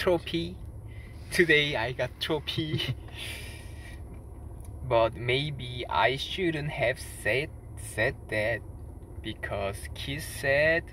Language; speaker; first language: English; non-native, learner; Korean